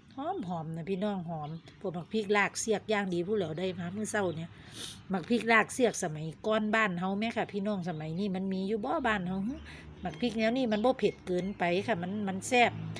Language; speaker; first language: Thai; native; Thai